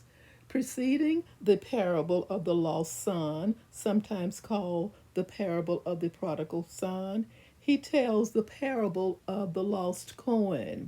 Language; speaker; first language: English; native; English